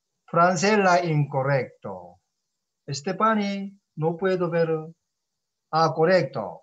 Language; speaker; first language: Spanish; non-native, learner; Korean